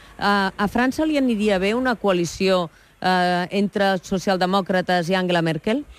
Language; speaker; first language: Catalan; native; Catalan